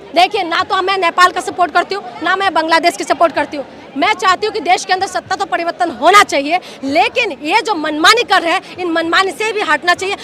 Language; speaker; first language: Hindi; non-native, local second language; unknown